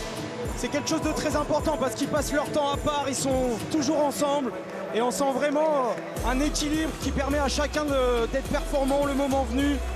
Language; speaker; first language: French; native; French